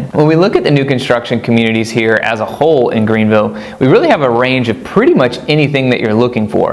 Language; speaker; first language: English; native; English